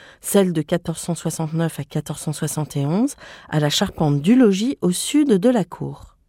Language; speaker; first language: French; native; French